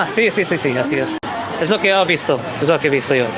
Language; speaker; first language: Spanish; early bilingual, heritage; Spanish